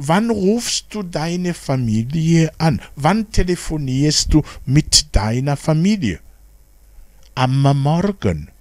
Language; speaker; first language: German; non-native, fluent; Rundi